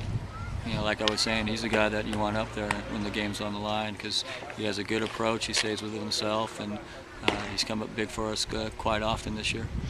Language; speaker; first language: English; native; English